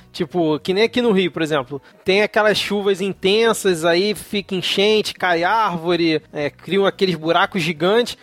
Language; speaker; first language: Portuguese; native; Portuguese